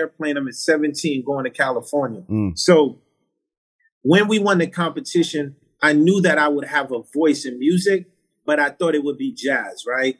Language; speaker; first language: English; early bilingual, other home language; Haitian Creole